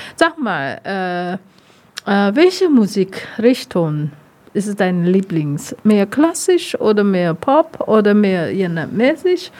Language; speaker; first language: German; non-native, learner; Chinese